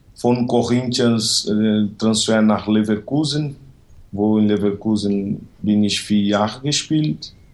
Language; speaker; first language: German; non-native, learner; Portuguese